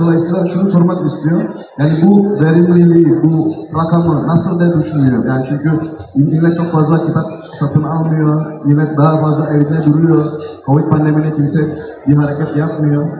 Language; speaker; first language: Turkish; non-native, fluent; Indonesian